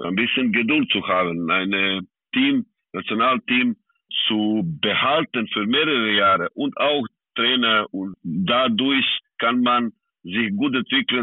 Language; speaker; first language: German; non-native, fluent; Serbian